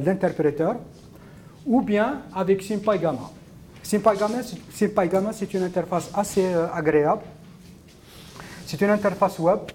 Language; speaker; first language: French; non-native, local second language; Arabic